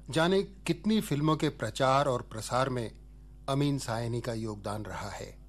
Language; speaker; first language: Hindi; native; Hindi